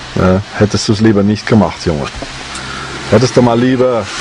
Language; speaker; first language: German; non-native, fluent; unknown